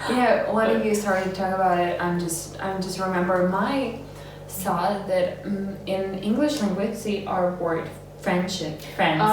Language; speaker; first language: English; non-native, fluent; Ukrainian